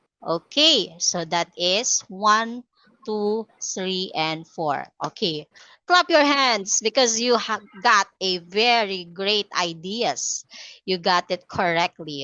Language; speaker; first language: English; non-native, fluent; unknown